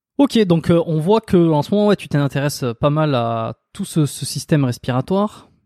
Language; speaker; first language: French; native; French